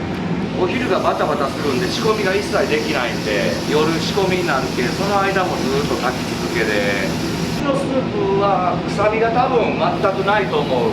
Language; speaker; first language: Japanese; native; Japanese